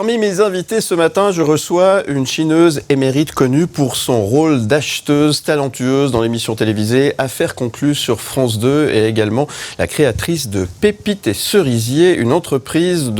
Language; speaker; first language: French; native; French